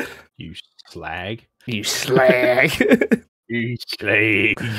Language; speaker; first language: English; native; English